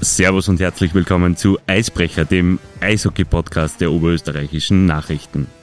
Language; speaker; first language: German; native; German